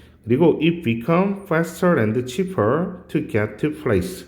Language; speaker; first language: English; non-native, fluent; Korean